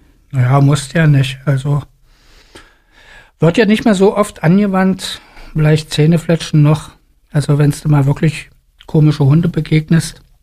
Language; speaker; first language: German; native; German